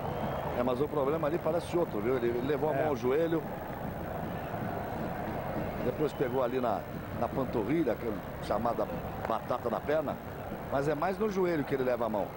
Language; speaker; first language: Portuguese; native; Portuguese